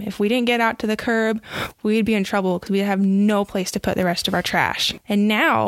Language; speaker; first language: English; native; English